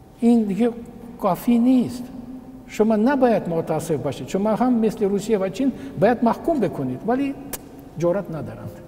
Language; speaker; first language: Persian; non-native, fluent; Russian